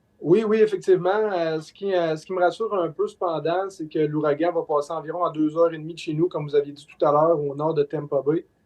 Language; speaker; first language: French; native; French